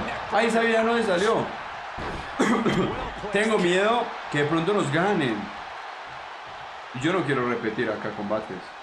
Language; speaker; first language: Spanish; native; Spanish